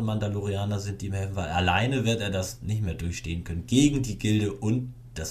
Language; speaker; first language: German; native; German